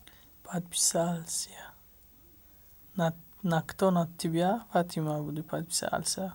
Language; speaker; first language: Russian; non-native, learner; Tajik